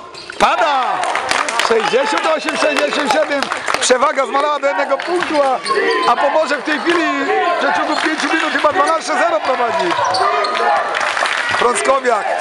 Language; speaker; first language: Polish; native; Polish